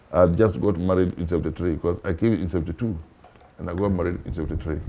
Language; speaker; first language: English; non-native, local second language; Hausa